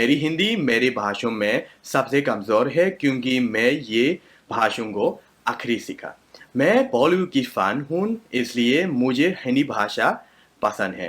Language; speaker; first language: Hindi; non-native, learner; Burmese